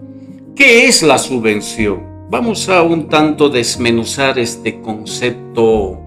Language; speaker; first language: Spanish; native; Spanish